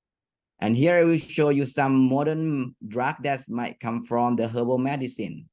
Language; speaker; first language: English; non-native, fluent; Thai